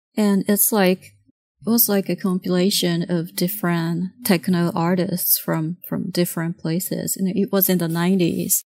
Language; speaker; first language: English; non-native, fluent; Japanese